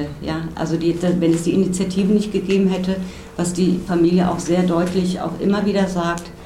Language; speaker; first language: German; native; German